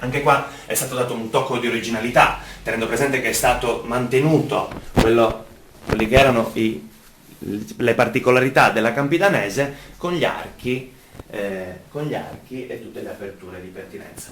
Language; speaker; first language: Italian; native; Italian